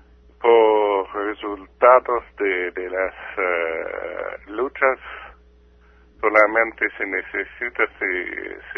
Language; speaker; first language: Spanish; non-native, fluent; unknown